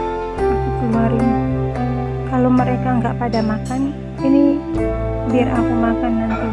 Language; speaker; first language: Indonesian; non-native, local second language; Javanese